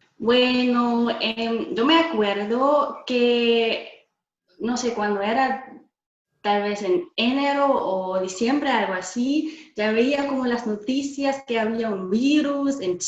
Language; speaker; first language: Spanish; non-native, fluent; German